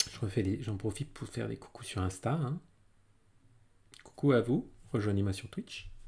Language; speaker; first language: French; native; French